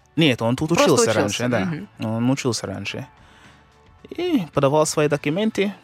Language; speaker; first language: Russian; non-native, fluent; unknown